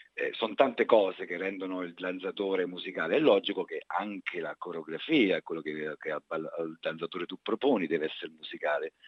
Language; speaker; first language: Italian; native; Italian